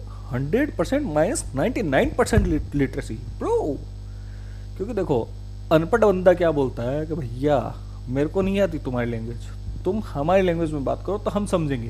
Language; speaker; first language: Hindi; native; Hindi